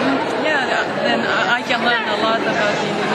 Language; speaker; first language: English; non-native, fluent; Japanese